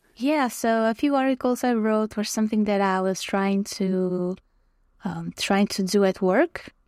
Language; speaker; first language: English; non-native, fluent; Croatian